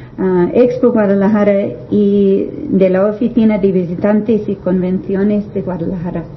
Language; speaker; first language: Spanish; non-native, learner; English